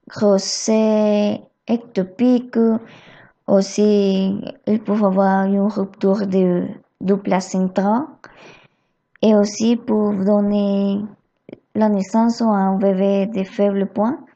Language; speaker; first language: French; non-native, learner; Spanish